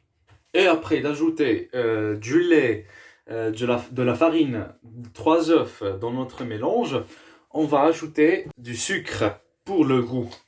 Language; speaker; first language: French; non-native, learner; Arabic